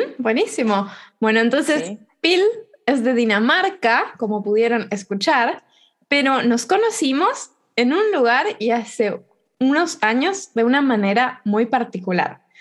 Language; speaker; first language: Spanish; native; Spanish